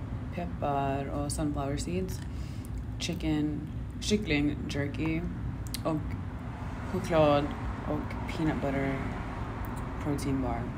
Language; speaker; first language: Swedish; early bilingual, heritage; Swedish